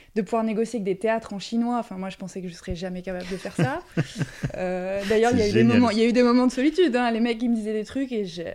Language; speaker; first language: French; native; French